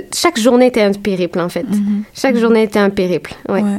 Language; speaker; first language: French; native; French